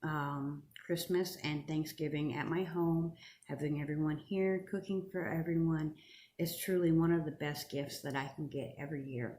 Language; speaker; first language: English; native; English